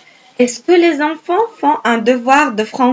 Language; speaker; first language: French; non-native, fluent; Arabic